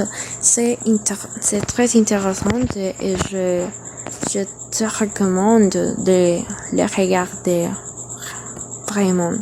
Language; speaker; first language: French; non-native, learner; Spanish